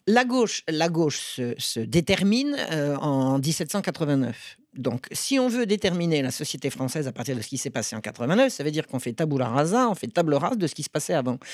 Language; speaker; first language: French; native; French